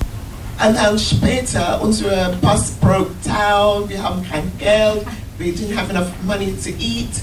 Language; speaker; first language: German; non-native, learner; English